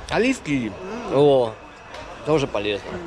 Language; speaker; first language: Russian; non-native, learner; Polish